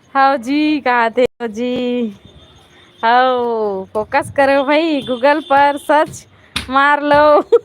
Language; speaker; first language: Hindi; native; Hindi